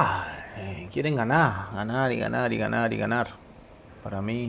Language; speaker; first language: Spanish; non-native, fluent; Portuguese